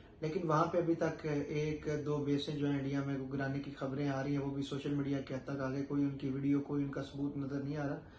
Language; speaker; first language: Urdu; native; Urdu